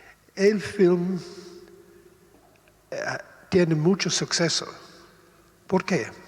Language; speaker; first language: Spanish; non-native, learner; Italian